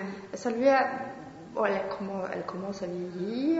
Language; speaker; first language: French; non-native, fluent; Swedish